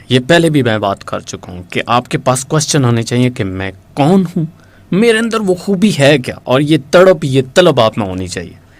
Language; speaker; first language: Urdu; native; Urdu